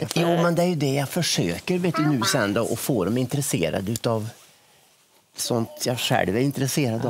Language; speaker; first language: Swedish; native; Swedish